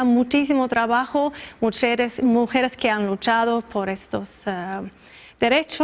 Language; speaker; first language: Spanish; non-native, fluent; Norwegian